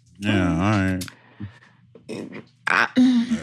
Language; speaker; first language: English; native; English